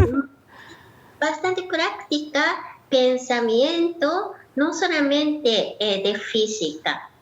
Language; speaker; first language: Spanish; non-native, learner; Japanese